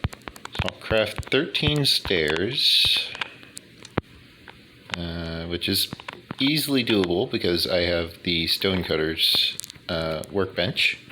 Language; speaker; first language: English; native; English